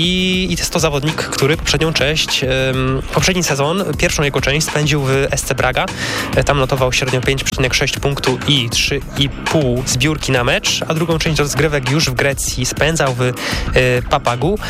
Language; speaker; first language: Polish; native; Polish